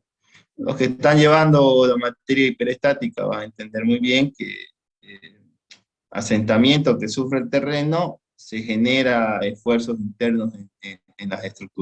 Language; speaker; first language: Spanish; native; Spanish